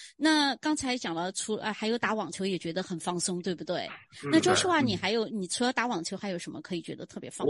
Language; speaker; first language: Chinese; native; Chinese